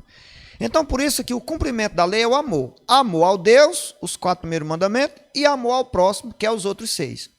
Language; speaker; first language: Portuguese; native; Portuguese